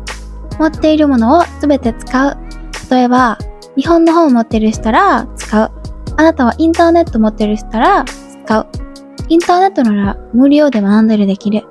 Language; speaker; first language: Japanese; non-native, learner; Indonesian